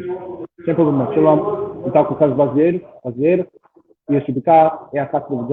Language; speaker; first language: Portuguese; non-native, learner; English